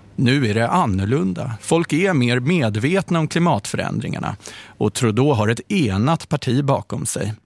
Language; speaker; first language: Swedish; native; Swedish